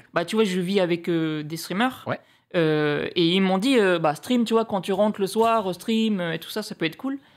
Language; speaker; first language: French; native; French